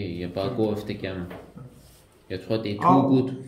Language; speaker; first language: Danish; non-native, learner; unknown